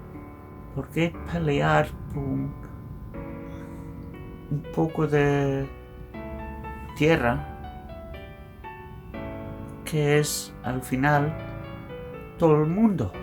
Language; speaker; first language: Spanish; non-native, learner; English